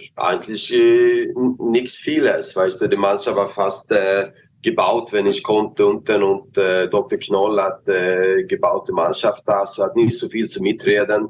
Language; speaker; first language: German; non-native, learner; Swedish